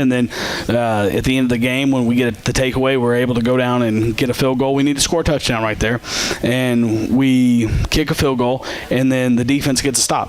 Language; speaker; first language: English; native; English